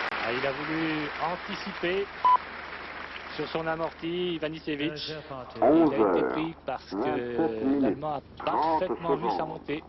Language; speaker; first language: French; native; French